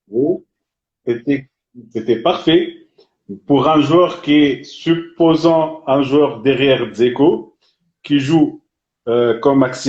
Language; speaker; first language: French; non-native, fluent; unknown